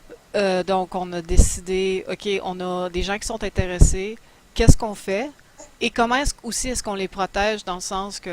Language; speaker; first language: French; native; French